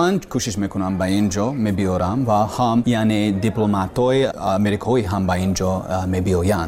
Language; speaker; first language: Persian; non-native, learner; English